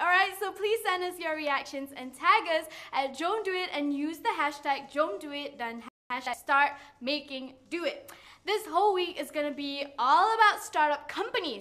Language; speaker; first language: English; non-native, local second language; Malay